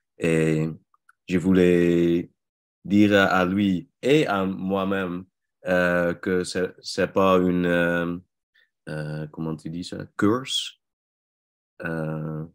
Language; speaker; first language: French; non-native, learner; Dutch